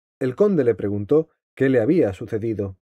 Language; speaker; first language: Spanish; native; Spanish